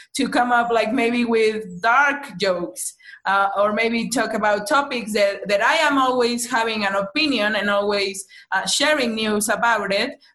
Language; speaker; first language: English; non-native, fluent; Spanish